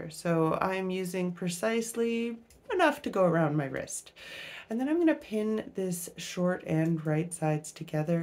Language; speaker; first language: English; native; English